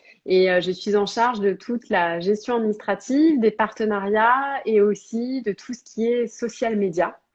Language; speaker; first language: French; native; French